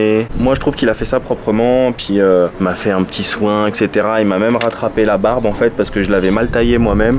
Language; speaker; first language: French; native; French